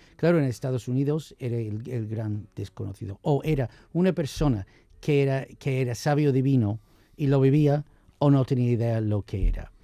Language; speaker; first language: Spanish; non-native, fluent; English